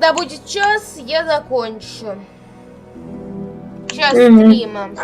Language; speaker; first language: Russian; native; Russian